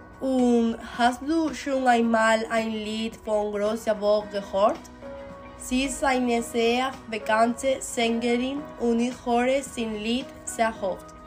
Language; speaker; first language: German; non-native, learner; Spanish